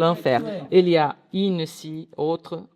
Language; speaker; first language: French; non-native, learner; Portuguese